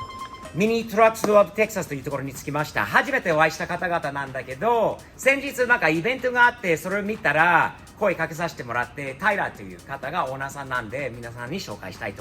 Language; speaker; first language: Japanese; non-native, fluent; English